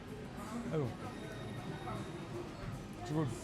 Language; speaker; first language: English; non-native, learner; Arabic